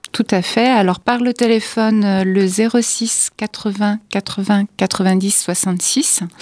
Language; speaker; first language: French; native; French